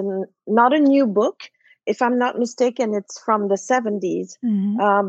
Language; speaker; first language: English; non-native, fluent; French